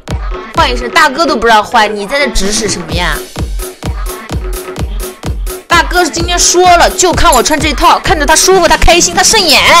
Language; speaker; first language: Chinese; native; Chinese